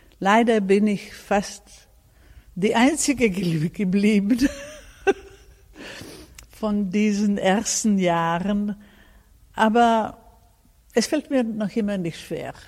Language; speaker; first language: German; non-native, fluent; Serbian